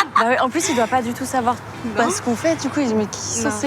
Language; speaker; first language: French; native; French